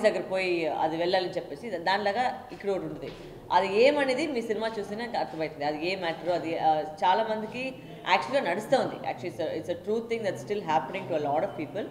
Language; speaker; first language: Telugu; non-native, learner; Tamil